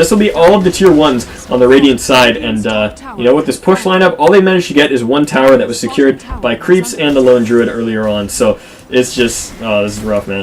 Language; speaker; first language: English; native; English